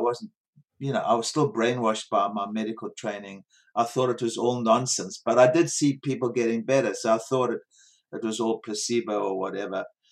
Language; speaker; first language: English; native; English